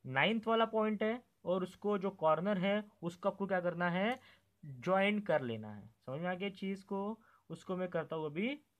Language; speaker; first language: Hindi; non-native, local second language; Marathi